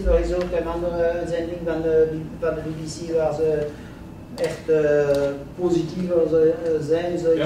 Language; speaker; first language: Dutch; non-native, local second language; French